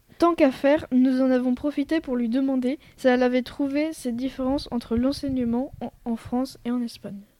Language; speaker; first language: French; native; French